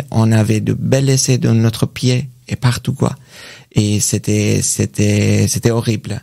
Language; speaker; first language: French; non-native, learner; Persian